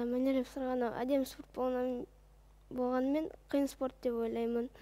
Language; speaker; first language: Kazakh; non-native, local second language; Russian